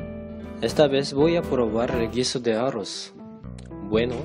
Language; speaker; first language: Spanish; non-native, fluent; Korean